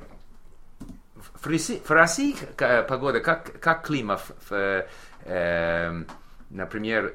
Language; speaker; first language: Russian; non-native, learner; English